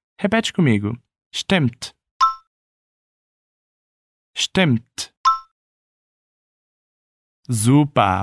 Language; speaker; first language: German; non-native, fluent; Portuguese